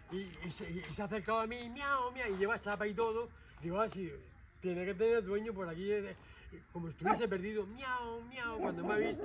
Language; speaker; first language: Spanish; native; Spanish